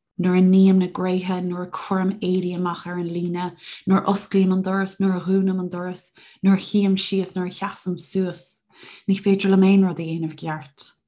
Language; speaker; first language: Irish; native; Irish